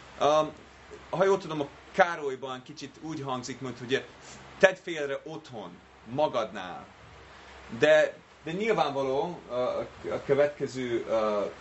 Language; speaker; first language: Hungarian; non-native, fluent; English